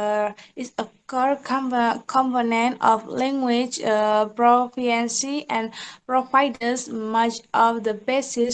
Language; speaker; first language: English; non-native, learner; Indonesian